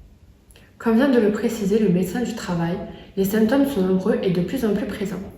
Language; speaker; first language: French; native; French